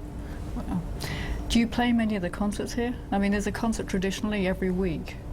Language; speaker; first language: English; native; English